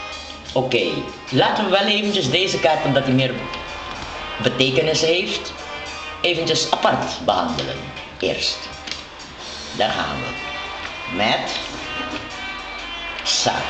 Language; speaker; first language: Dutch; non-native, local second language; Papiamento